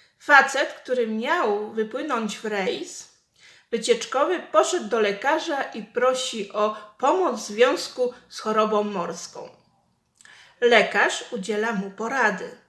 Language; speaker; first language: Polish; native; Polish